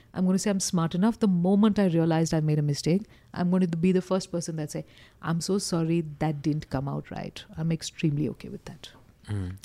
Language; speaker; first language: English; non-native, local second language; Hindi